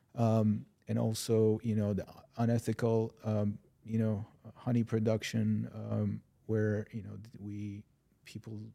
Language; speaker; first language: English; non-native, fluent; Arabic